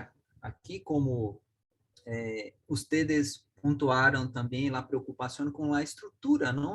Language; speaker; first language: Spanish; non-native, learner; Portuguese